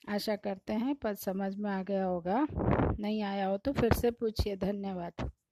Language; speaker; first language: Hindi; non-native, local second language; Kannada